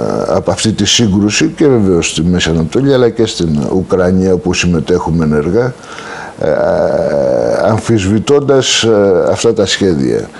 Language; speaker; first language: Greek; native; Greek